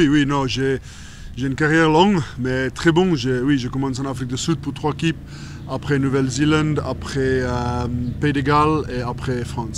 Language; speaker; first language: French; non-native, learner; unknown